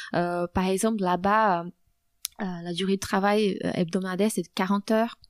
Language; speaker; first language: French; non-native, fluent; Portuguese